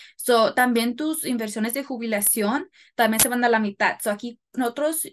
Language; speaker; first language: Spanish; early bilingual, heritage; Spanish